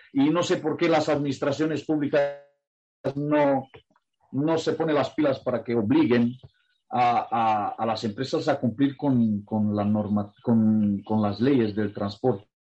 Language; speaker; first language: Spanish; non-native, fluent; Romanian